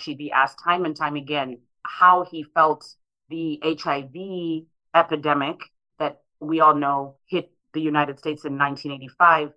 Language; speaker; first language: English; non-native, local second language; Shona